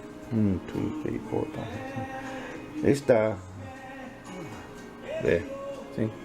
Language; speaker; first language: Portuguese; non-native, learner; English